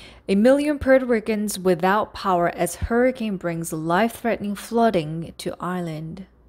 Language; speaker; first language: English; non-native, fluent; Korean